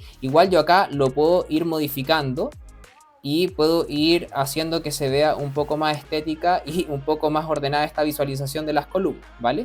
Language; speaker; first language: Spanish; native; Spanish